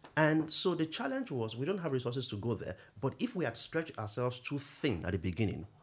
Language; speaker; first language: English; non-native, local second language; Yoruba